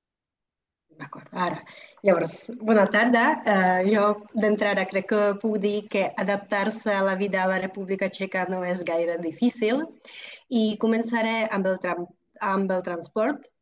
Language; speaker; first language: Catalan; non-native, fluent; Czech